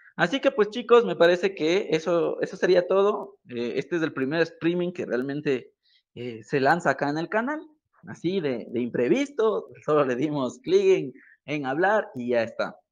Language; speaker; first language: Spanish; native; Spanish